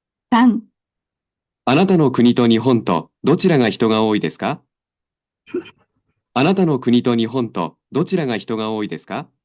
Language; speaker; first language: Japanese; non-native, learner; Indonesian